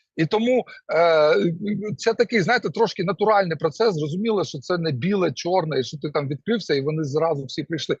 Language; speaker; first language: Ukrainian; non-native, local second language; Russian